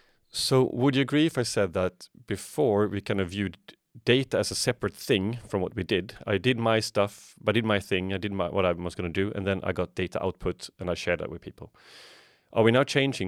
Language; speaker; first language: English; non-native, fluent; Swedish